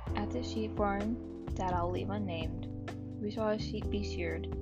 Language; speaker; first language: English; native; English